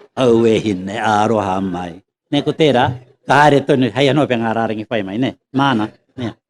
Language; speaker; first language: Māori; native; Māori